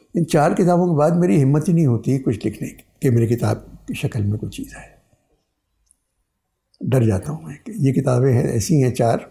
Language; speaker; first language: Urdu; native; Urdu